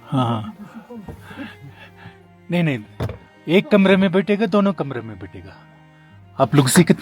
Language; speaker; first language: Hindi; non-native, local second language; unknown